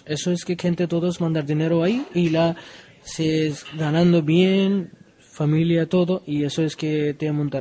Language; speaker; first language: Spanish; non-native, learner; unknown